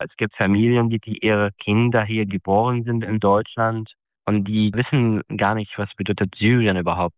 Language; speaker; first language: German; non-native, fluent; Arabic